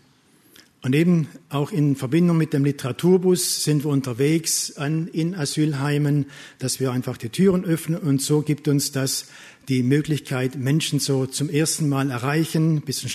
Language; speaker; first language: German; native; German